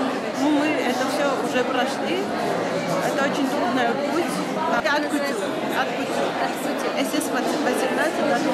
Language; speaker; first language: Russian; non-native, fluent; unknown